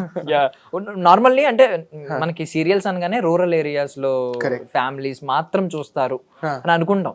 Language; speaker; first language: Telugu; native; Telugu